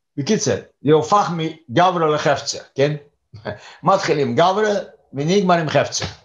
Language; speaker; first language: Hebrew; non-native, fluent; English